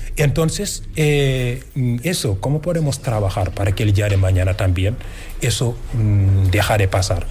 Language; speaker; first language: Spanish; non-native, fluent; Wolof